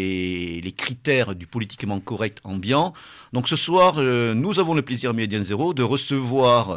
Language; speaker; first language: French; native; French